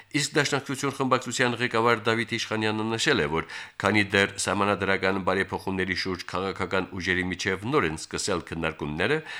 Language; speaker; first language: Armenian; native; Armenian